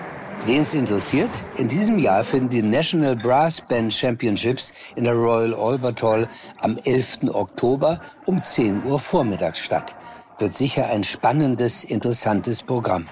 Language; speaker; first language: German; native; German